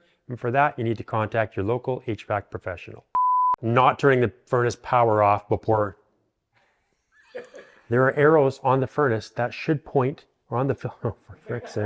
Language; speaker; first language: English; native; English